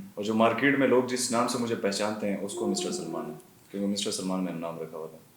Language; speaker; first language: Urdu; non-native, local second language; Pashto